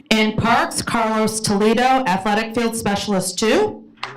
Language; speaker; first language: English; native; English